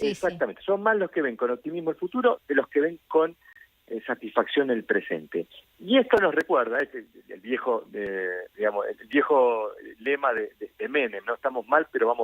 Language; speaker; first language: Spanish; native; Spanish